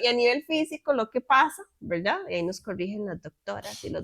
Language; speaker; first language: Spanish; native; Spanish